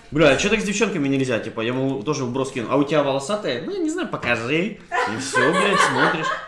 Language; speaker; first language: Russian; native; Russian